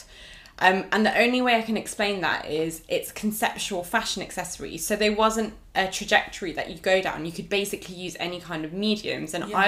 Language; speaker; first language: English; native; English